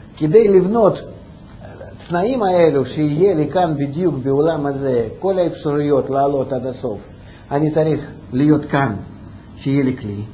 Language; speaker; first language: Hebrew; non-native, fluent; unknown